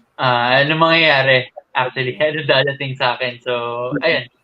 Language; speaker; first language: Filipino; non-native, local second language; Hiligaynon